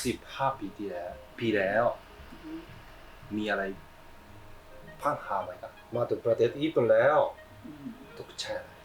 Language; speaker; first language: Thai; non-native, learner; Japanese